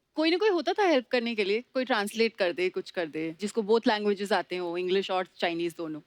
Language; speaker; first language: Hindi; non-native, local second language; Bangla